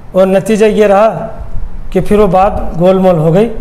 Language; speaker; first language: Hindi; native; Hindi